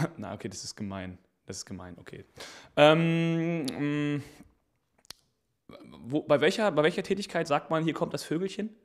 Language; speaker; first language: German; native; German